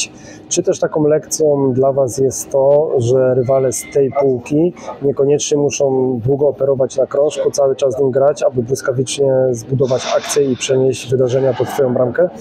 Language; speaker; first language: Polish; native; Polish